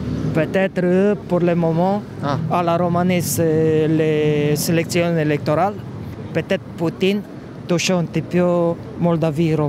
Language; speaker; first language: French; non-native, learner; Romanian